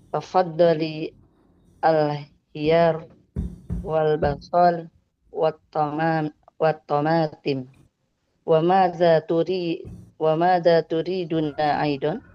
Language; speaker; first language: Arabic; non-native, learner; Indonesian